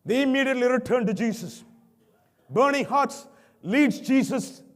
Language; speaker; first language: English; non-native, local second language; Malayalam